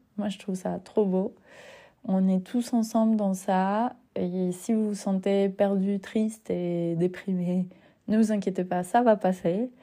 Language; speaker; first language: French; non-native, fluent; Spanish